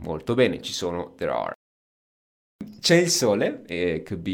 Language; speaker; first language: Italian; native; Italian